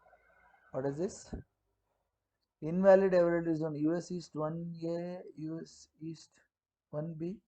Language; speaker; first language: English; non-native, local second language; Kannada